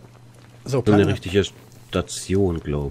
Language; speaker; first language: German; native; German